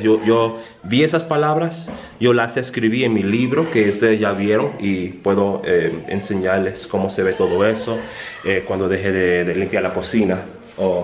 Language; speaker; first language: Spanish; early bilingual, heritage; Spanish